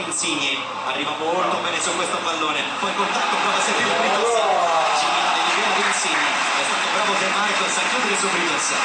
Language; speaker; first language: Italian; native; Italian